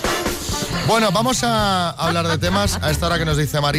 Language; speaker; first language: Spanish; native; Spanish